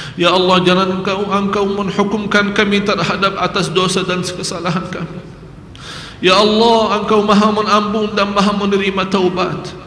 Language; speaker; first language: Malay; non-native, fluent; Arabic